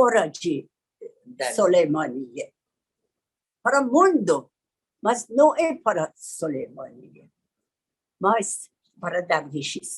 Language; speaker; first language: Portuguese; non-native, learner; Persian